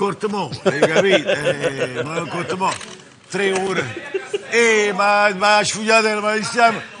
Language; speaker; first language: Italian; native; Italian